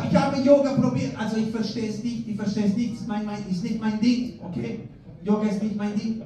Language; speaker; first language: German; non-native, fluent; Spanish